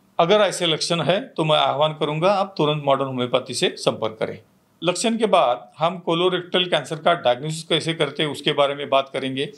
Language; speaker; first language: Hindi; non-native, local second language; Marathi